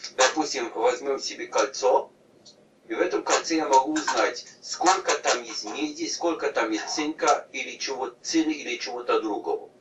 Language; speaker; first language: Russian; native; Russian